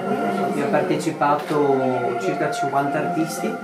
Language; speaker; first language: Italian; native; Italian